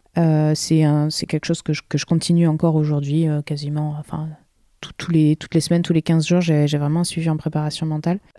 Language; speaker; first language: French; native; French